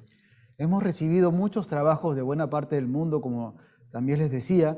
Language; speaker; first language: Spanish; native; Spanish